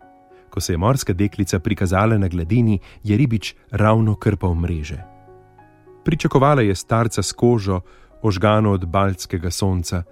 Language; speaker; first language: Slovenian; native; Slovenian